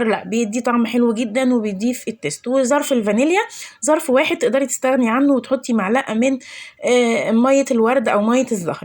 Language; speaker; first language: Arabic; native; Arabic